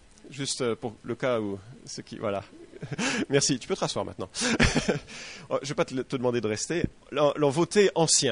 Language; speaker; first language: French; native; French